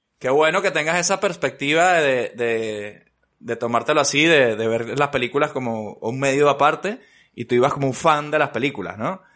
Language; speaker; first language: Spanish; native; Spanish